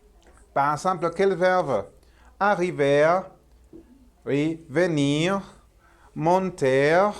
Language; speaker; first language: French; non-native, learner; Spanish